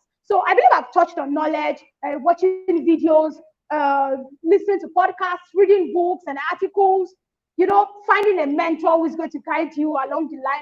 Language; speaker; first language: English; non-native, local second language; Yoruba